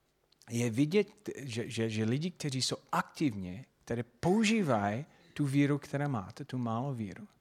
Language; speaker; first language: Czech; non-native, fluent; English